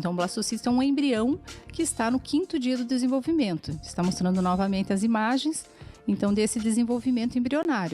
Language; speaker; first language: Portuguese; native; Portuguese